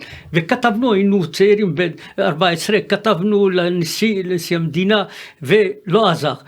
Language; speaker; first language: Hebrew; non-native, fluent; French